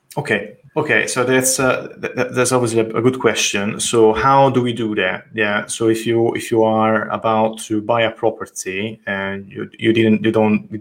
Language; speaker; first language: English; non-native, fluent; Italian